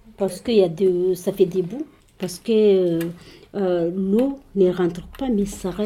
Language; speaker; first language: French; non-native, learner; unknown